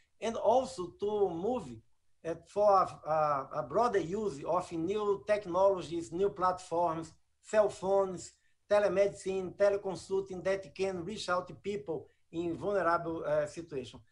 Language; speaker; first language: English; non-native, fluent; Portuguese